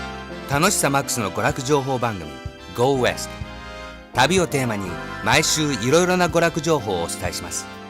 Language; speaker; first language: Japanese; native; Japanese